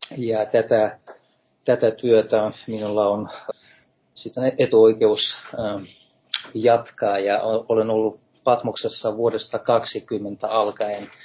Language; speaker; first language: Finnish; non-native, fluent; Russian